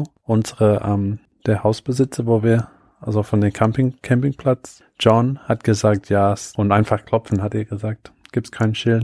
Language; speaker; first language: German; non-native, fluent; English